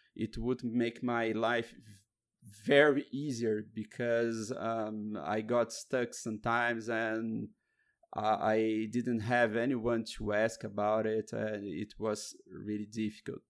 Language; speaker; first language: English; non-native, fluent; Portuguese